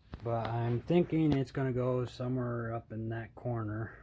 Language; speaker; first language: English; native; English